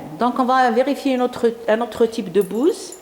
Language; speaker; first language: French; non-native, local second language; Arabic